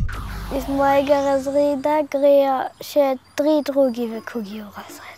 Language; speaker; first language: Slovenian; non-native, local second language; German